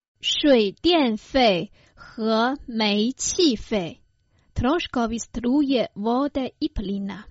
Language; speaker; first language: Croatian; non-native, fluent; Chinese